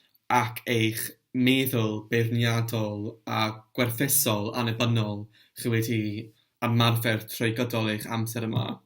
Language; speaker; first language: Welsh; non-native, local second language; English